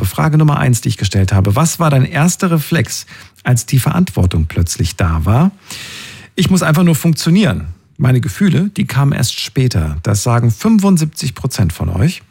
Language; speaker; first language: German; native; German